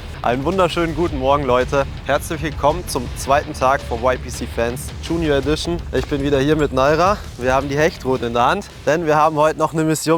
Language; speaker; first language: German; native; German